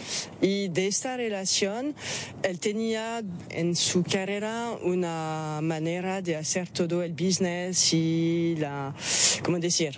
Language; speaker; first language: Spanish; non-native, fluent; French